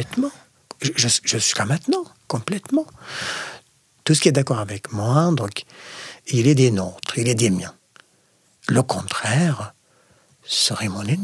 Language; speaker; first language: French; non-native, fluent; Arabic